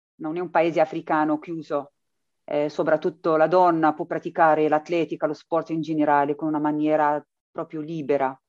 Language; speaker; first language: Italian; non-native, fluent; Arabic